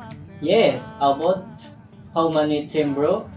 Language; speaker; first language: English; non-native, learner; Indonesian